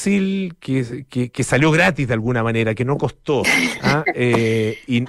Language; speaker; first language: Spanish; native; Spanish